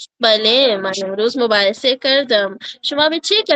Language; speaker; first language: Persian; non-native, learner; Urdu